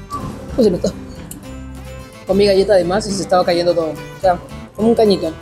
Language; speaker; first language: Spanish; native; Spanish